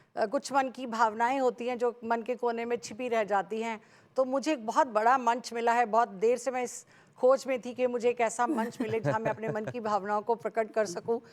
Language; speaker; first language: Hindi; native; Hindi